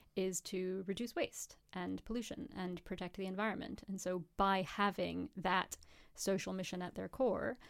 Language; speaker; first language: English; native; English